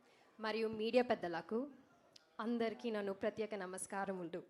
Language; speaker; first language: Telugu; non-native, learner; Malayalam